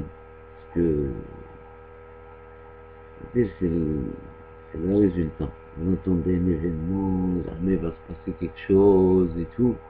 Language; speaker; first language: French; non-native, local second language; Arabic